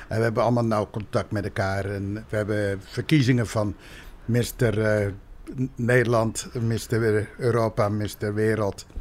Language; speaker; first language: Dutch; native; Dutch